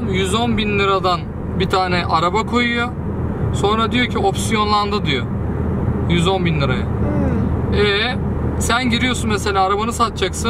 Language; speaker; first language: Turkish; native; Turkish